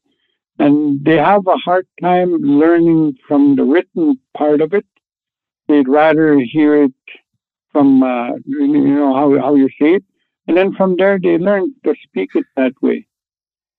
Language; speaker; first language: English; non-native, fluent; Cree